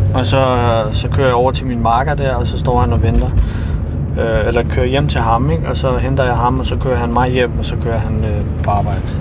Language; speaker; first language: Danish; early bilingual, other home language; Albanian